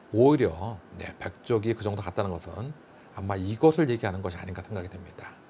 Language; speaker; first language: Korean; native; Korean